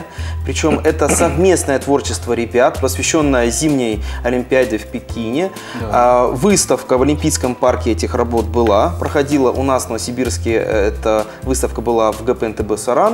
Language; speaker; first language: Russian; native; Russian